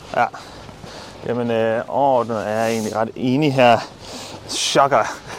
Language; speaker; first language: Danish; native; Danish